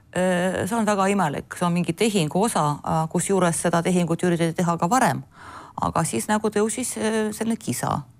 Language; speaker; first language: Estonian; native; Estonian